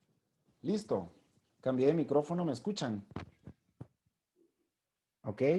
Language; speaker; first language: Spanish; native; Spanish